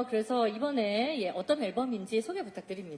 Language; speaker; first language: Korean; native; Korean